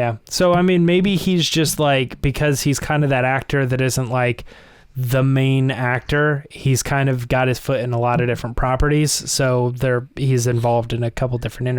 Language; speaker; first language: English; native; English